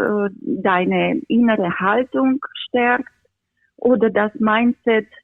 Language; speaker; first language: German; non-native, fluent; Romanian